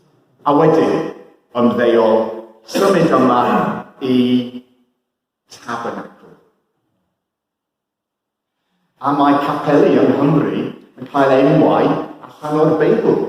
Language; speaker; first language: Welsh; non-native, fluent; English